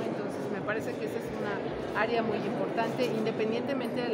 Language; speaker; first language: Spanish; native; Spanish